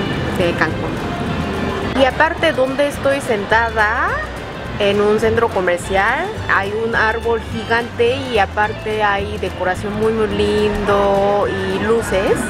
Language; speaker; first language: Spanish; non-native, learner; Korean